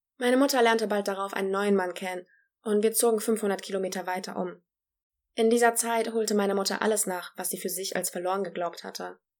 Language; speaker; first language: German; early bilingual, other home language; Polish